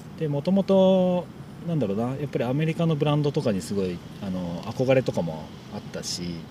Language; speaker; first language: Japanese; native; Japanese